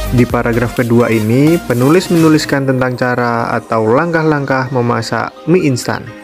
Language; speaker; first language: Indonesian; native; Indonesian